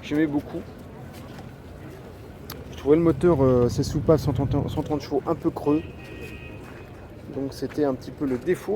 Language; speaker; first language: French; native; French